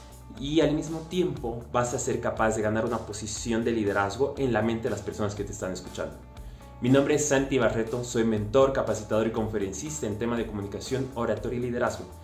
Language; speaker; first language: Spanish; native; Spanish